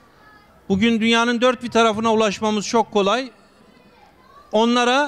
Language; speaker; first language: Turkish; native; Turkish